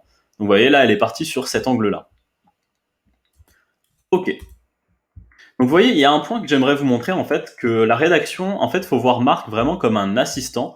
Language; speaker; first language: French; native; French